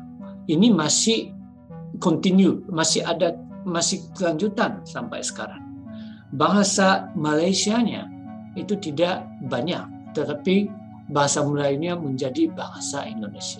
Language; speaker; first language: Indonesian; non-native, fluent; Japanese